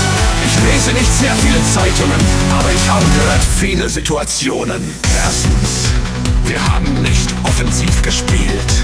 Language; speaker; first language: German; non-native, learner; Italian